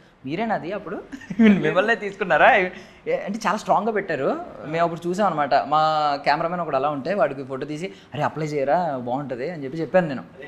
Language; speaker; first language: Telugu; native; Telugu